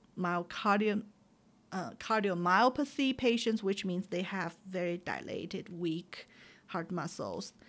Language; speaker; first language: English; non-native, fluent; Chinese